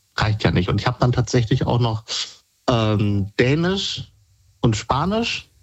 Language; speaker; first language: German; native; German